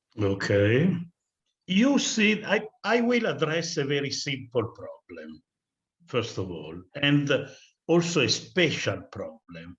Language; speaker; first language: English; non-native, fluent; Italian